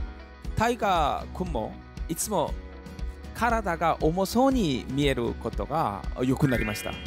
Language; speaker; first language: Japanese; non-native, learner; Korean